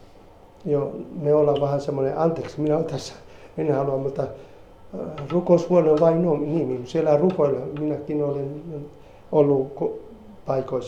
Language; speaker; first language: Finnish; non-native, fluent; Spanish